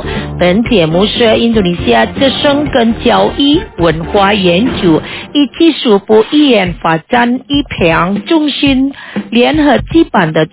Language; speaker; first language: Chinese; non-native, fluent; Indonesian